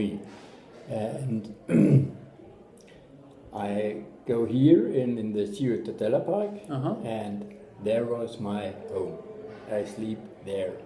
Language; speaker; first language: English; non-native, learner; German